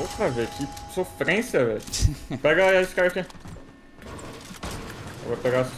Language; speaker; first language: Portuguese; native; Portuguese